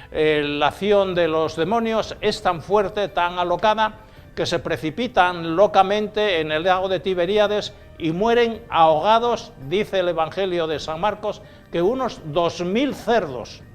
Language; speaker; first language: Spanish; native; Spanish